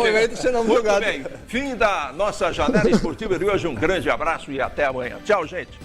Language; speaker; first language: Portuguese; native; Portuguese